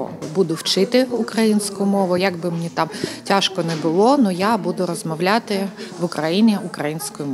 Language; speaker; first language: Ukrainian; non-native, local second language; Russian